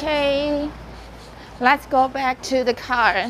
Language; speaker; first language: English; non-native, learner; Chinese